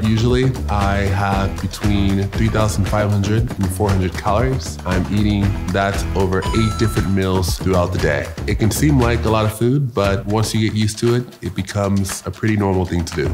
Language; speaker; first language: English; native; English